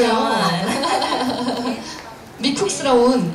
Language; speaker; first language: Korean; native; Korean